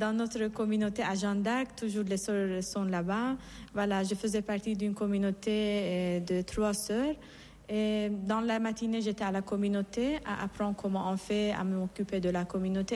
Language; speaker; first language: French; non-native, fluent; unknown